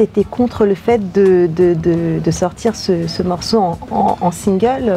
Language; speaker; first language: French; native; French